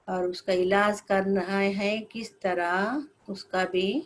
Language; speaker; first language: Hindi; non-native, local second language; Telugu